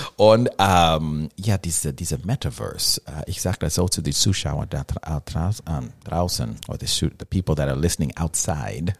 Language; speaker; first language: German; non-native, learner; English